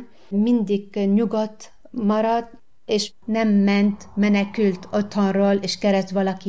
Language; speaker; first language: Hungarian; non-native, learner; Arabic